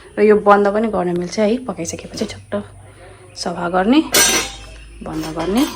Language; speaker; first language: Nepali; native; Nepali